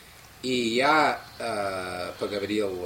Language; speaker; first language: Russian; non-native, fluent; English